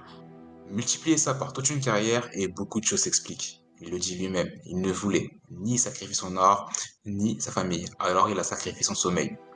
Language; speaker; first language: French; native; French